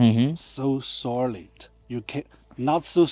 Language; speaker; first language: English; non-native, learner; Chinese